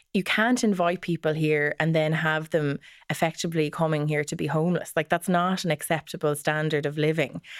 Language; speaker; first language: English; native; English